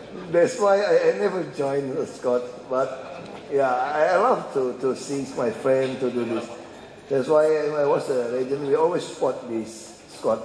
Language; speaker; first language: English; non-native, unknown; Indonesian